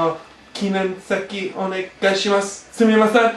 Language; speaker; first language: Japanese; non-native, learner; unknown